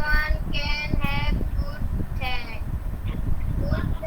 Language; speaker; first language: English; non-native, learner; Bangla